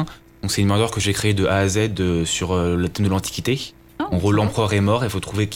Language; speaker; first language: French; native; French